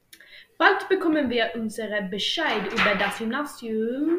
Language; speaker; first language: German; non-native, learner; Swedish